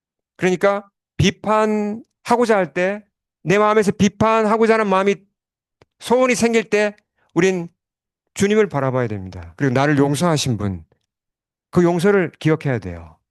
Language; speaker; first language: Korean; native; Korean